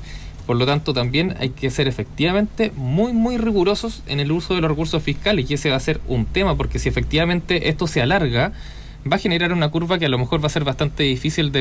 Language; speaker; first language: Spanish; native; Spanish